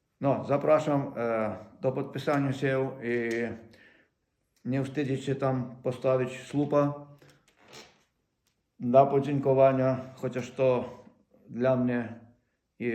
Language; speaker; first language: Polish; non-native, fluent; Ukrainian